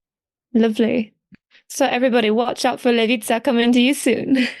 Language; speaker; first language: English; native; English